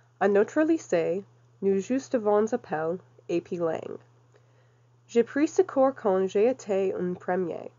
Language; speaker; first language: French; non-native, learner; English